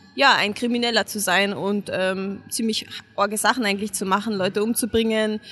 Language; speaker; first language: German; non-native, fluent; Hungarian